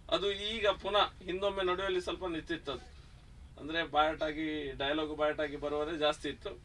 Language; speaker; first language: Kannada; non-native, local second language; Tulu